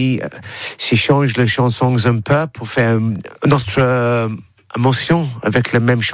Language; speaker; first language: French; non-native, learner; English